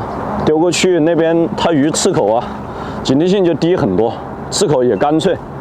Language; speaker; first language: Chinese; native; Chinese